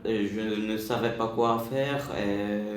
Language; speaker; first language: French; non-native, learner; Bulgarian